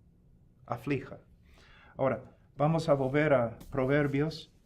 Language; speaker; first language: Spanish; non-native, fluent; English